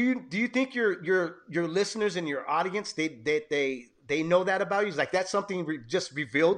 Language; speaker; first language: English; early bilingual, other home language; Spanish